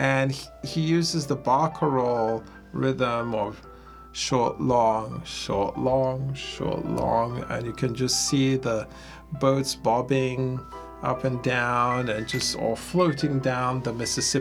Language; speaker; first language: English; non-native, local second language; Ewe